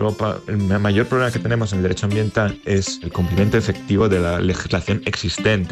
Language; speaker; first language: Spanish; native; Spanish